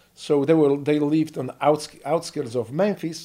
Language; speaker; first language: English; non-native, fluent; Polish